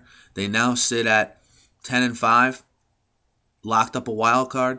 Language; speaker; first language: English; native; English